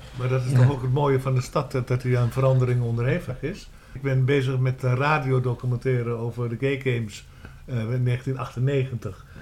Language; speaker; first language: Dutch; native; Dutch